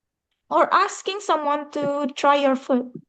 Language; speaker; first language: English; non-native, fluent; Indonesian